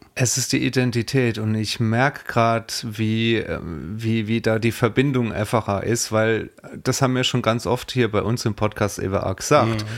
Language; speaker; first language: German; native; German